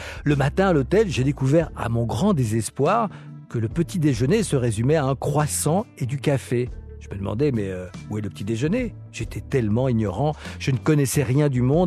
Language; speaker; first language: French; native; French